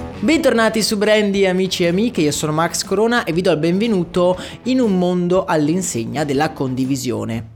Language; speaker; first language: Italian; native; Italian